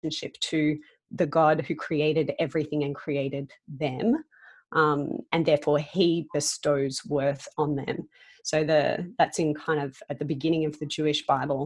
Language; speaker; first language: English; native; English